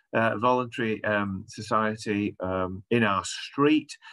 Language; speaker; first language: English; native; English